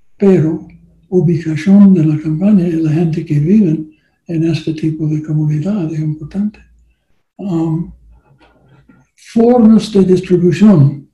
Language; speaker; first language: Spanish; non-native, learner; English